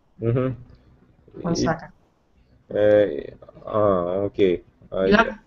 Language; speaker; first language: English; non-native, learner; Russian